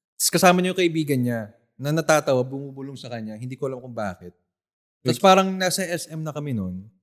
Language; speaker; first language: Filipino; native; Filipino